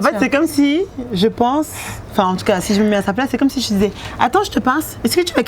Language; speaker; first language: French; native; French